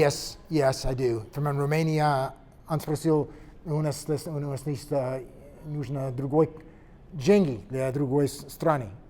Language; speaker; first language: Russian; non-native, learner; English